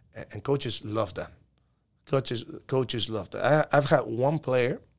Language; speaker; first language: English; early bilingual, other home language; Spanish